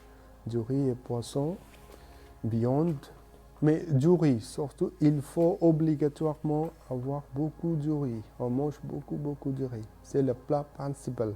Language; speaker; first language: French; non-native, learner; Bangla